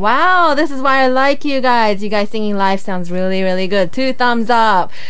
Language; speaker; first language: English; early bilingual, other home language; Korean